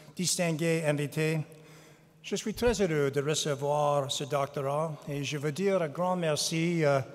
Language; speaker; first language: French; non-native, fluent; English